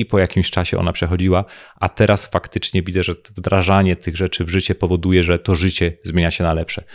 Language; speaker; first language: Polish; native; Polish